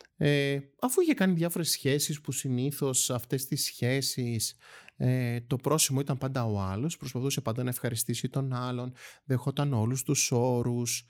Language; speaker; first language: Greek; native; Greek